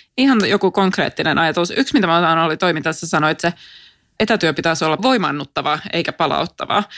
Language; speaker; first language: Finnish; non-native, local second language; Swedish